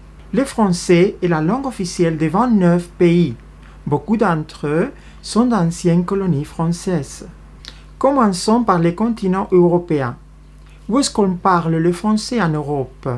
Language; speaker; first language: French; non-native, fluent; Spanish